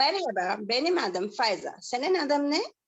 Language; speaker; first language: Turkish; non-native, learner; Urdu